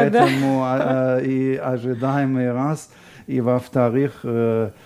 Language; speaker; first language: Russian; non-native, fluent; German